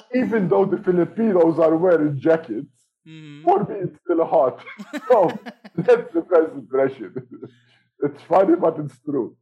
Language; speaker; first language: English; non-native, fluent; Maltese